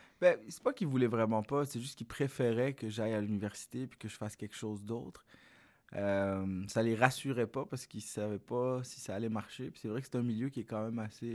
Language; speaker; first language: French; early bilingual, other home language; Arabic